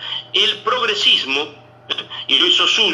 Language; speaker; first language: Spanish; native; Spanish